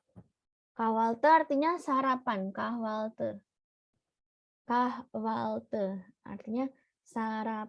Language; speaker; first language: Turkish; non-native, learner; Indonesian